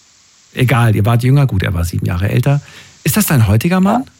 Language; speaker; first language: German; native; German